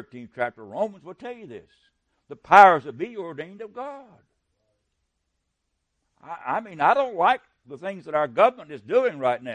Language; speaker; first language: English; native; English